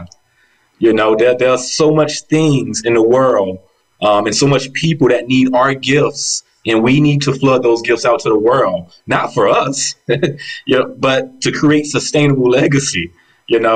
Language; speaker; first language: English; native; English